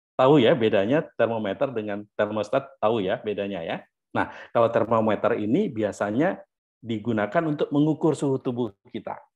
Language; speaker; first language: Indonesian; native; Indonesian